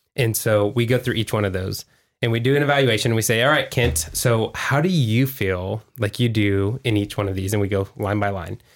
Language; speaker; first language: English; native; English